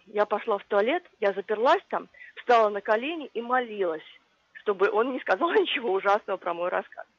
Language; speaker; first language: Russian; native; Russian